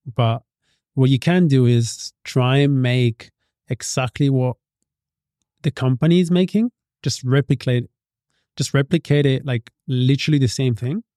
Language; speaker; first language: English; non-native, fluent; Italian